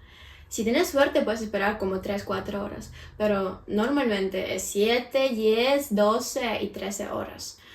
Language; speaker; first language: Spanish; non-native, fluent; Ukrainian